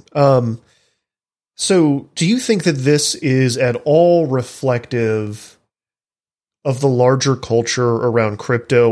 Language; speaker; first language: English; native; English